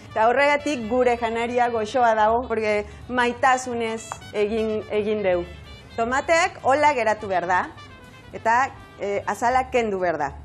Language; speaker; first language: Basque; non-native, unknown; Spanish